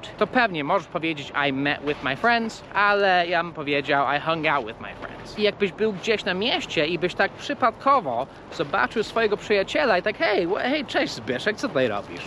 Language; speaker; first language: Polish; non-native, fluent; English